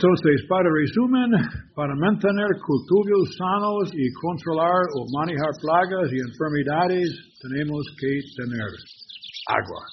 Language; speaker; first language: Spanish; non-native, learner; English